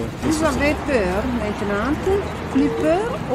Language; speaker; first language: French; non-native, learner; Italian